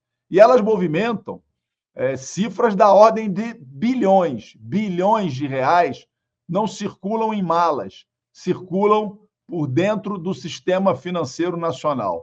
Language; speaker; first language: Portuguese; native; Portuguese